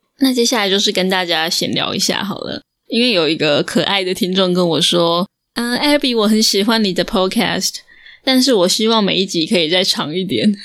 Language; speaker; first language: Chinese; native; Chinese